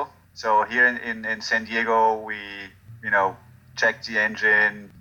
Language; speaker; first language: English; non-native, fluent; German